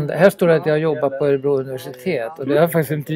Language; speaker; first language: Swedish; native; Swedish